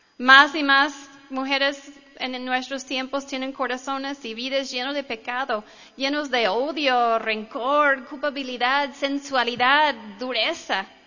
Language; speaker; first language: Spanish; non-native, fluent; English